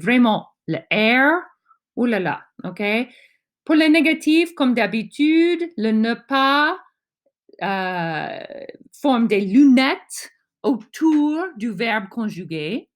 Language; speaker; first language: French; non-native, fluent; English